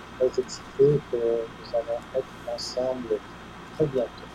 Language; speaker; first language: French; non-native, fluent; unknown